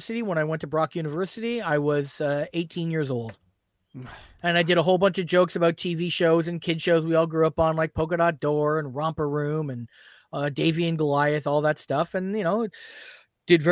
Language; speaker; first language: English; native; English